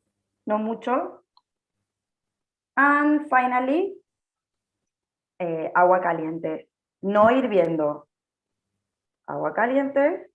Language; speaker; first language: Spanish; non-native, learner; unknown